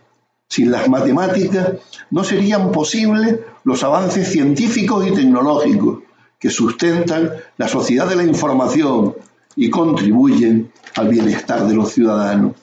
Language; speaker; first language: Spanish; native; Spanish